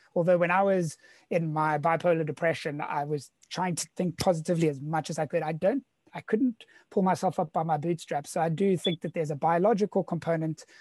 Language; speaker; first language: English; native; English